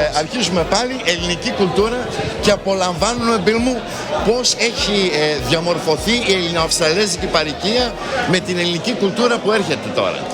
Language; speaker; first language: Greek; early bilingual, heritage; Greek